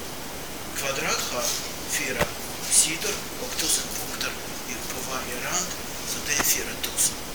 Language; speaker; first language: Swedish; non-native, fluent; Russian